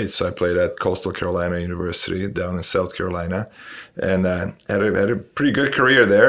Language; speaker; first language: English; non-native, fluent; Romanian